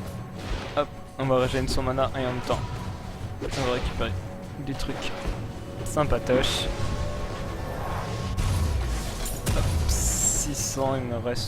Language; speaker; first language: French; native; French